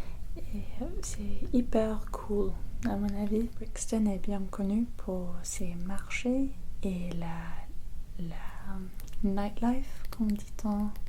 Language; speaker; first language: French; non-native, fluent; English